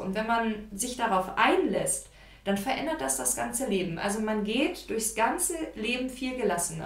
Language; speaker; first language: German; native; German